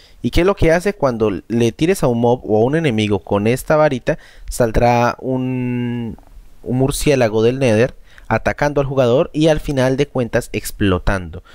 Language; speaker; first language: Spanish; native; Spanish